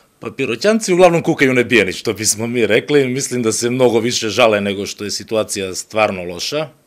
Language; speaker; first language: Serbian; native; Serbian